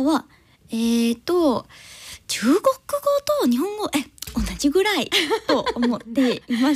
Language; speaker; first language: Japanese; non-native, learner; English